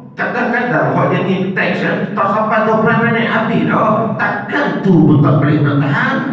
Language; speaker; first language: Malay; non-native, local second language; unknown